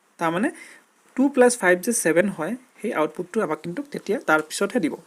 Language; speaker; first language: Assamese; native; Assamese